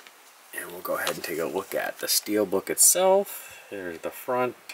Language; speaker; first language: English; native; English